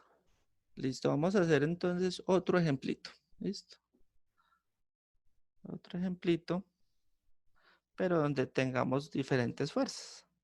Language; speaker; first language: Spanish; native; Spanish